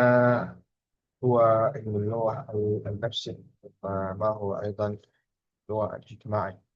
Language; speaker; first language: Arabic; non-native, fluent; Indonesian